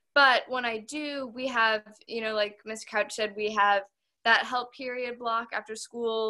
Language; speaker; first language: English; native; English